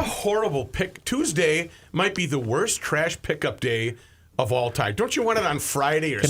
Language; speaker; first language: English; native; English